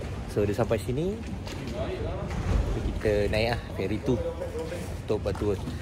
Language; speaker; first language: Malay; native; Malay